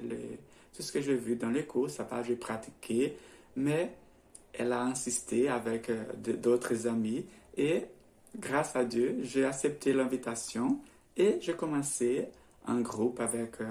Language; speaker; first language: French; non-native, learner; Portuguese